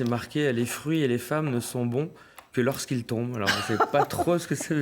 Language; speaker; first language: French; native; French